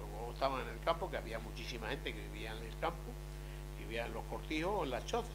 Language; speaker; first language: Spanish; native; Spanish